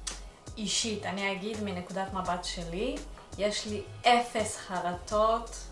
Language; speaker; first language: Hebrew; early bilingual, other home language; Russian